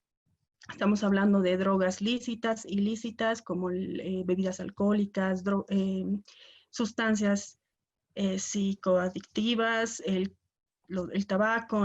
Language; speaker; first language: Spanish; native; Spanish